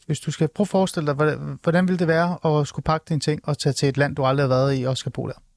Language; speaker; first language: Danish; early bilingual, other home language; Persian